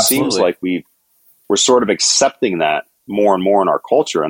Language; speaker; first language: English; native; English